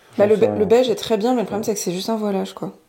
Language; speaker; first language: French; native; French